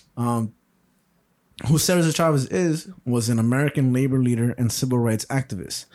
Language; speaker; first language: English; early bilingual, other home language; Spanish